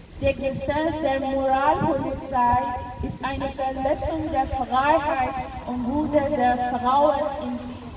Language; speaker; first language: German; non-native, local second language; Persian